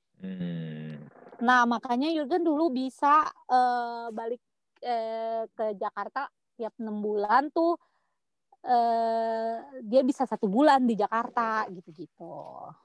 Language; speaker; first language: Indonesian; native; Indonesian